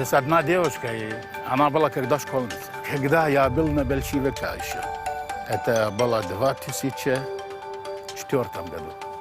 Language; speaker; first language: Ukrainian; non-native, learner; Arabic